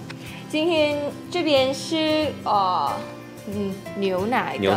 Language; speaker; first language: Chinese; non-native, fluent; Vietnamese